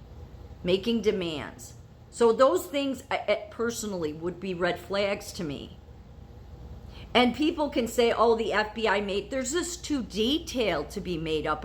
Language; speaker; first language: English; native; English